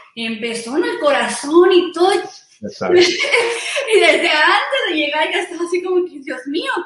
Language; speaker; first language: Spanish; early bilingual, heritage; Spanish